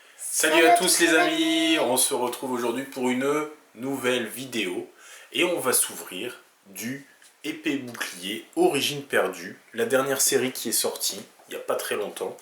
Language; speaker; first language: French; native; French